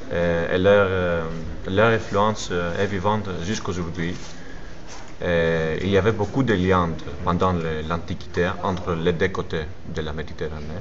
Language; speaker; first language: French; non-native, fluent; Greek